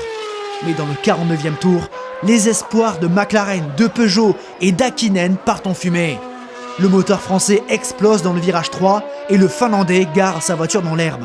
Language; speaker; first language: French; native; French